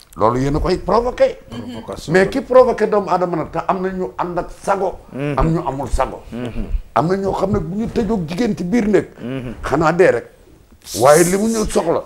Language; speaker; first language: Wolof; native; Wolof